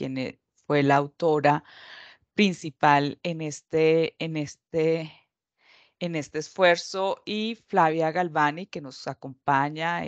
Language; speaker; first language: Spanish; native; Spanish